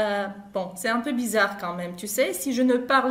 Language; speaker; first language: French; non-native, fluent; Russian